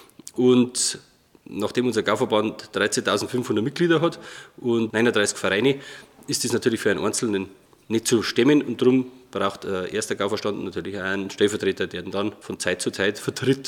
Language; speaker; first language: German; native; German